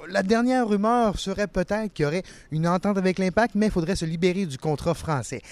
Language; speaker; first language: French; native; French